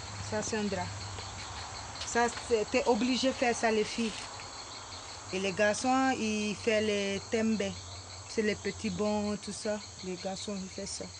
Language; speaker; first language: French; non-native, local second language; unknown